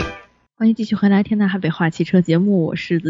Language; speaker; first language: Chinese; native; Chinese